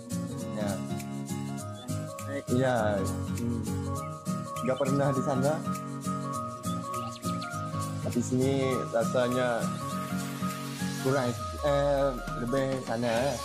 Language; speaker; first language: Indonesian; non-native, learner; Malay